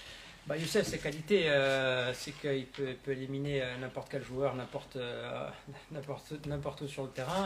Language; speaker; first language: French; native; French